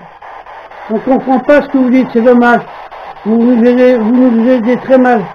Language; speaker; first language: French; native; French